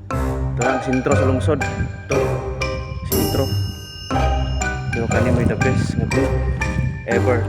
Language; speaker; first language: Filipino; non-native, local second language; Cebuano